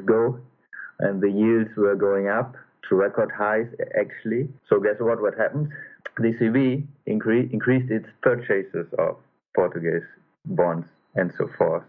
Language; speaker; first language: English; non-native, fluent; German